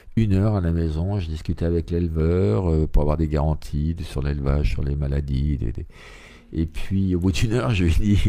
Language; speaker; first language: French; native; French